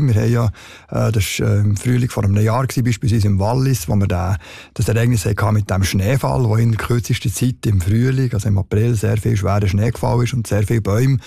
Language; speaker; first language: German; native; German